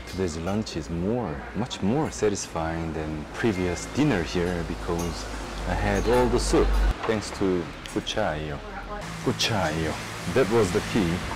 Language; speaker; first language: English; non-native, fluent; Korean